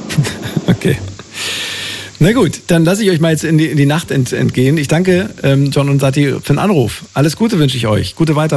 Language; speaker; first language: German; native; German